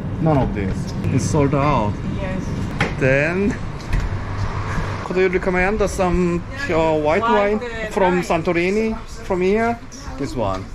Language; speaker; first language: English; non-native, learner; Korean